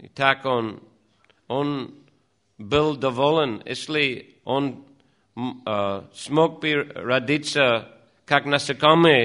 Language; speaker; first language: Russian; non-native, fluent; English